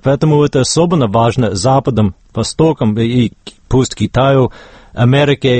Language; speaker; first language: Russian; non-native, fluent; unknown